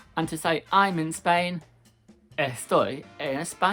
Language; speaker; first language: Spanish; non-native, fluent; English